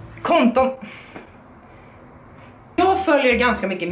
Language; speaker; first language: Swedish; native; Swedish